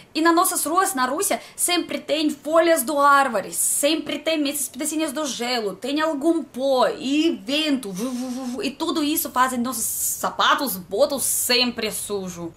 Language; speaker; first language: Portuguese; non-native, learner; Russian